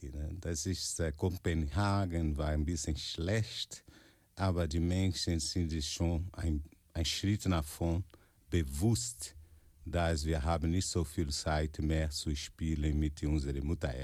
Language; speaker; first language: German; non-native, fluent; Portuguese